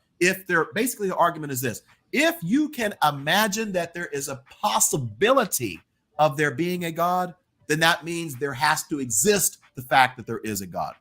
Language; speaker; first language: English; native; English